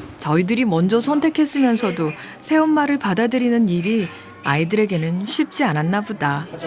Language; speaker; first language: Korean; native; Korean